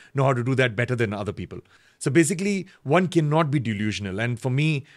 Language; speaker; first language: English; native; English